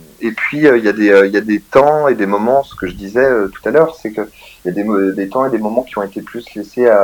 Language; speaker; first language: French; native; French